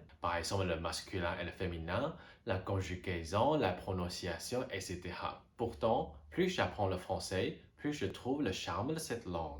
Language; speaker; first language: French; non-native, fluent; Chinese